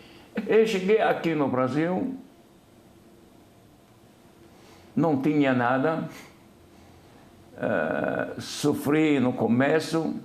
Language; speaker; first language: Portuguese; non-native, fluent; Arabic